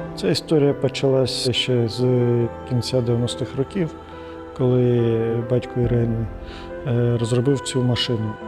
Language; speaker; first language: Ukrainian; native; Ukrainian